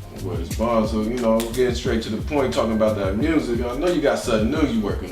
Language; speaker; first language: English; native; English